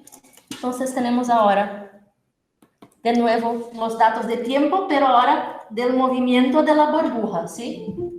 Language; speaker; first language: Spanish; non-native, fluent; Portuguese